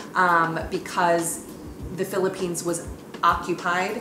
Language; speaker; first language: English; early bilingual, other home language; Italian